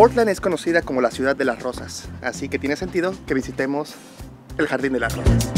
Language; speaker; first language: Spanish; native; Spanish